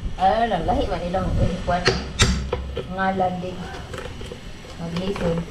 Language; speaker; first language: Filipino; non-native, local second language; Cebuano